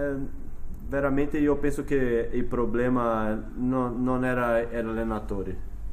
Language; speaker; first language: Italian; non-native, fluent; Portuguese